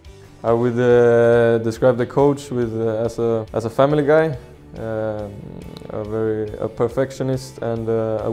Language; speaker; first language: English; non-native, fluent; Swedish